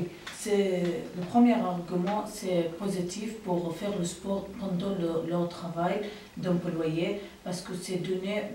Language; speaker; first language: French; non-native, learner; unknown